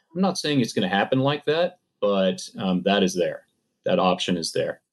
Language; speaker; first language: English; native; English